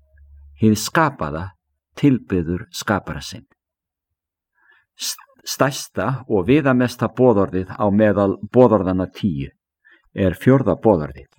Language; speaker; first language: Icelandic; native; Icelandic